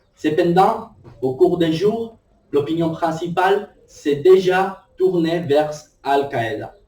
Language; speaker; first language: French; non-native, learner; Spanish